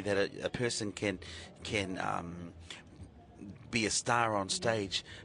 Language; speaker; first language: English; native; English